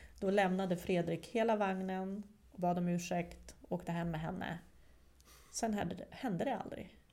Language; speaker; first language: Swedish; non-native, fluent; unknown